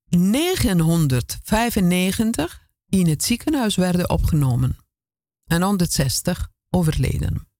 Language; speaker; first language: Dutch; non-native, fluent; Italian